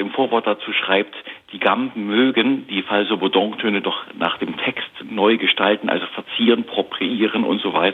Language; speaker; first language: German; native; German